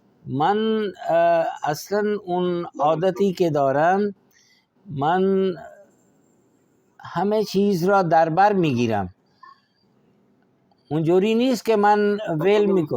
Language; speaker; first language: Persian; non-native, fluent; Urdu